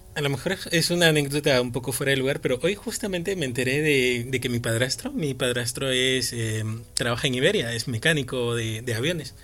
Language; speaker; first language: Spanish; native; Spanish